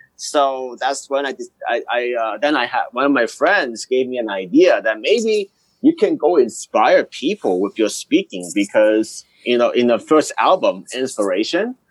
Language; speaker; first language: English; early bilingual, other home language; Cantonese